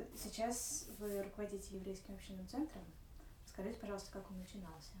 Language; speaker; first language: Russian; native; Russian